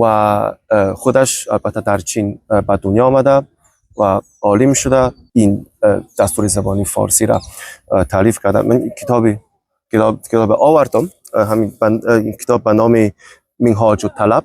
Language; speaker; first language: Persian; non-native, fluent; Chinese